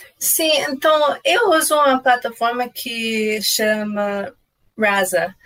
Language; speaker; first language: Portuguese; non-native, fluent; English